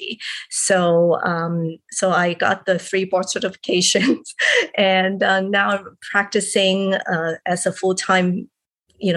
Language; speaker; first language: English; non-native, local second language; Cantonese